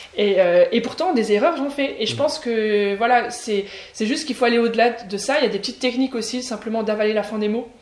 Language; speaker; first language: French; native; French